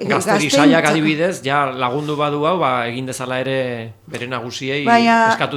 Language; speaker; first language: Basque; native; Basque